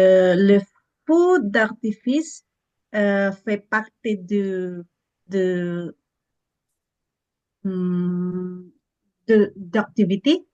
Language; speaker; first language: French; non-native, learner; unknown